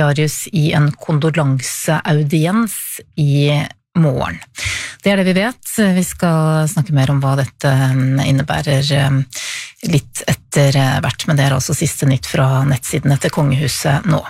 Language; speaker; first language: Norwegian; native; Norwegian